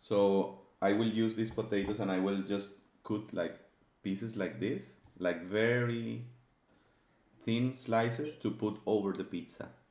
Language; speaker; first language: English; non-native, fluent; Spanish